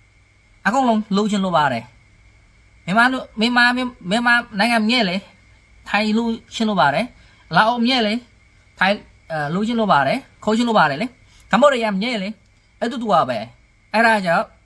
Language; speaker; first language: Burmese; non-native, learner; Khmer